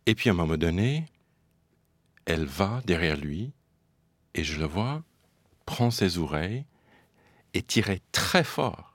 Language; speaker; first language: French; non-native, fluent; English